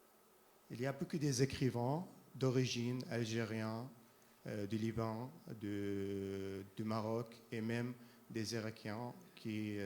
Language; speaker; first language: French; non-native, fluent; Arabic